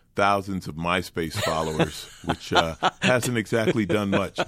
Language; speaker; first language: English; native; English